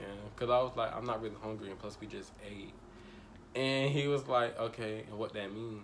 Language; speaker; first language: English; native; English